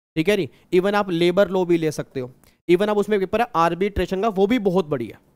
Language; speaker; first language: Hindi; native; Hindi